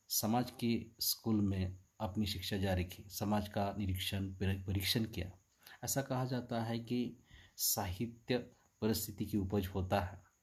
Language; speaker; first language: Hindi; non-native, local second language; Marathi